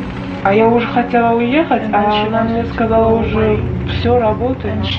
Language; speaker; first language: Russian; non-native, learner; Uzbek